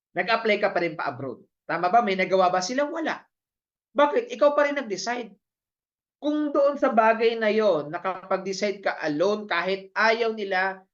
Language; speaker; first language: Filipino; non-native, local second language; Bikol